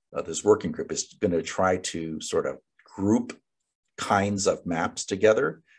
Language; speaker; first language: English; native; English